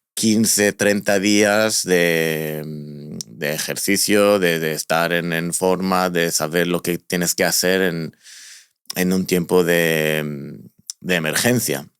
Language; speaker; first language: Spanish; non-native, fluent; Hebrew